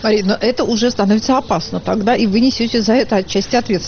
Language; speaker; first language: Russian; native; Russian